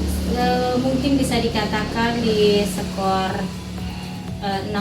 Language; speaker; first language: Indonesian; native; Indonesian